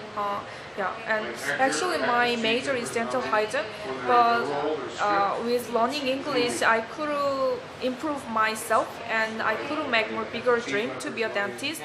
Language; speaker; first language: English; non-native, learner; Korean